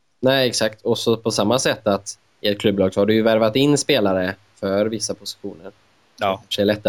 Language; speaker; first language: Swedish; native; Swedish